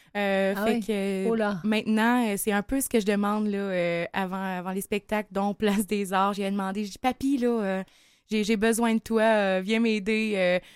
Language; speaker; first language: French; native; French